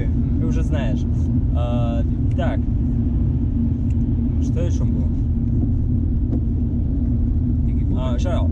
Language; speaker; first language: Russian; non-native, fluent; Tajik